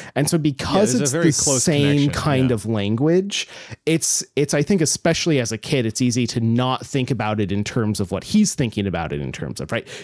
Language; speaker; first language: English; native; English